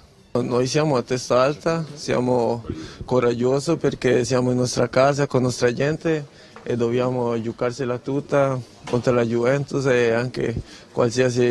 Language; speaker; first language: Italian; non-native, fluent; Spanish